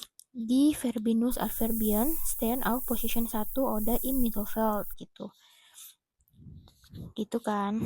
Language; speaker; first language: German; non-native, fluent; Indonesian